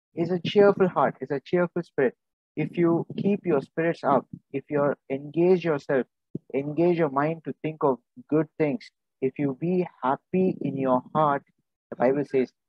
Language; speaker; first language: English; non-native, local second language; Tamil